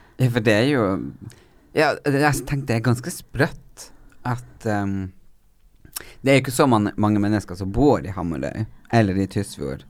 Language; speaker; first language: Norwegian; native; Norwegian